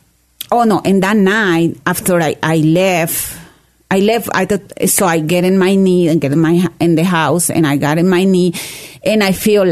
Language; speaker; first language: English; non-native, learner; Spanish